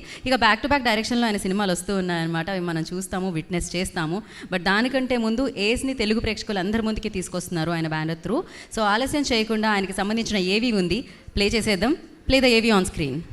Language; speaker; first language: Telugu; native; Telugu